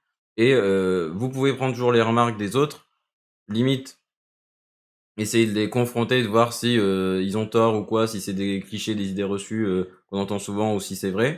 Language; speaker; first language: French; native; French